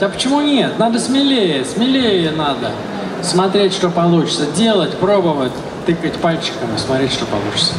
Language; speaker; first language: Russian; native; Russian